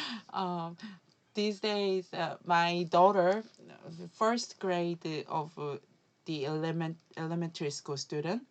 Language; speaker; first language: English; non-native, learner; Korean